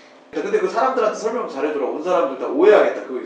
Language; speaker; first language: Korean; native; Korean